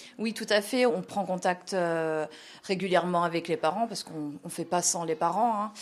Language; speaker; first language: French; native; French